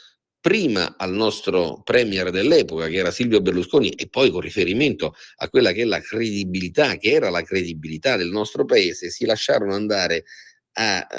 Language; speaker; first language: Italian; native; Italian